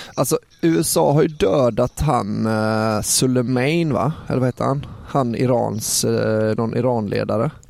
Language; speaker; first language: Swedish; native; Swedish